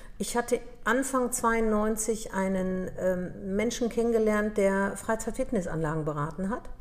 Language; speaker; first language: German; early bilingual, other home language; Polish